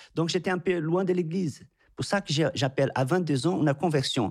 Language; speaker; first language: French; non-native, fluent; Portuguese